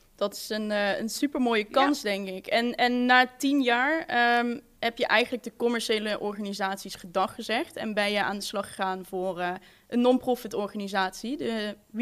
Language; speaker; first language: Dutch; native; Dutch